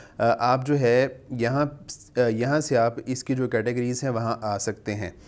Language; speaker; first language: Urdu; native; Urdu